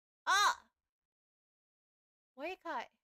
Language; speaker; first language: Japanese; non-native, learner; English